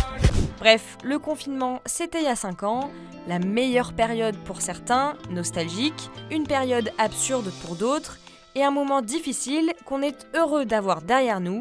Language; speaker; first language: French; native; French